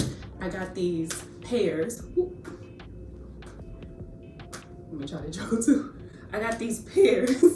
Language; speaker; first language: English; native; English